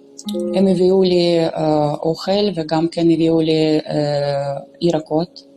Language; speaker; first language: Hebrew; non-native, local second language; Romanian